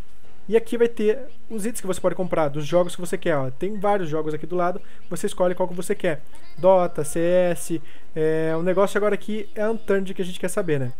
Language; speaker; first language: Portuguese; native; Portuguese